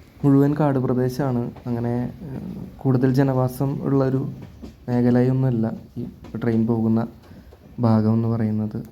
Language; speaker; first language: Malayalam; native; Malayalam